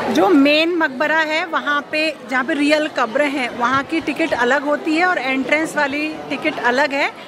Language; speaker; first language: Hindi; native; Hindi